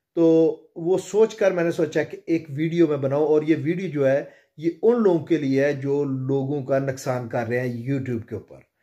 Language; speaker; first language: Urdu; non-native, local second language; Punjabi